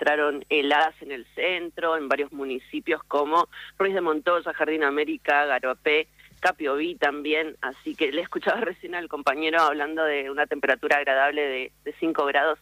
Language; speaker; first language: Spanish; native; Spanish